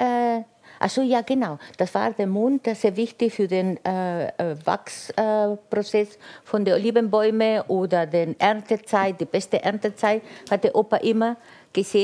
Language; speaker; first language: German; non-native, fluent; Italian